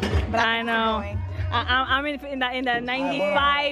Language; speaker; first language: English; early bilingual, other home language; Spanish